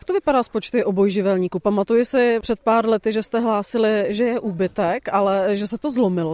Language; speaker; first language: Czech; native; Czech